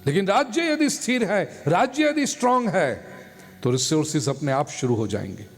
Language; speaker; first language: Hindi; non-native, local second language; Gujarati